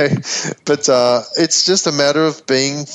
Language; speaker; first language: English; native; English